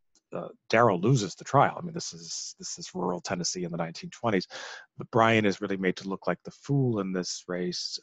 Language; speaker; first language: English; native; English